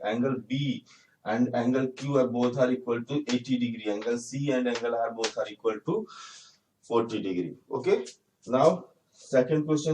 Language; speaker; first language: English; non-native, local second language; Hindi